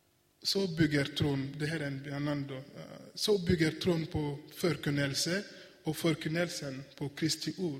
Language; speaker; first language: Swedish; non-native, fluent; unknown